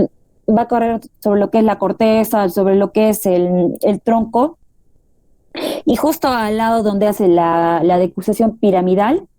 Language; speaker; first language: Spanish; native; Spanish